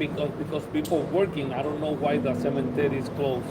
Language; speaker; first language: English; non-native, learner; Spanish